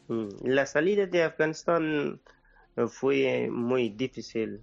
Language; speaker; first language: Spanish; non-native, learner; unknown